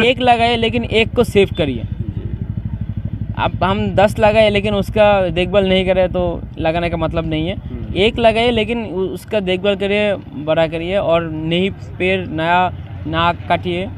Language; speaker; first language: Hindi; non-native, learner; Bangla